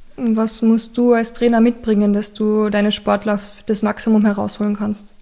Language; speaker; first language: German; native; German